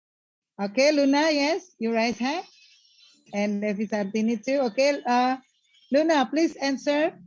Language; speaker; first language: English; non-native, learner; Indonesian